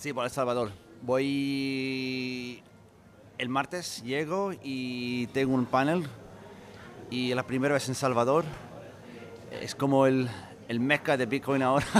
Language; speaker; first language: Spanish; non-native, fluent; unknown